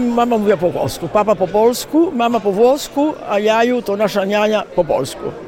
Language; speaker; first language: Polish; early bilingual, heritage; Italian